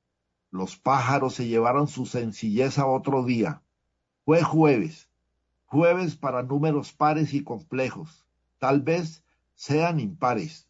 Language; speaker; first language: Spanish; native; Spanish